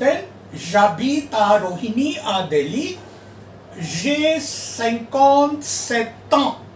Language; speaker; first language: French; non-native, fluent; Hindi